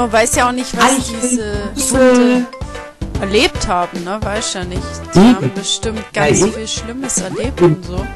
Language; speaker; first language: German; native; German